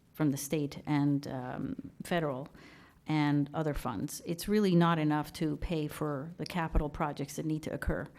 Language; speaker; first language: English; early bilingual, other home language; Persian